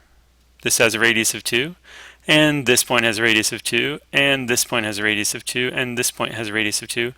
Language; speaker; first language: English; native; English